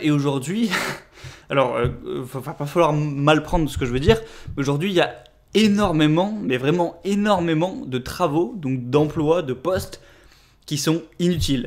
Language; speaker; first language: French; native; French